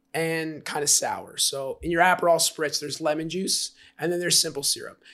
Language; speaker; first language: English; native; English